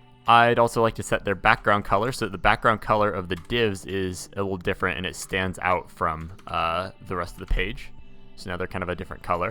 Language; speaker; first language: English; native; English